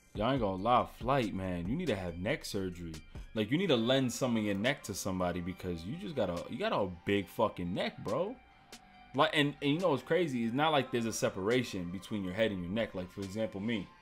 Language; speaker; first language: English; native; English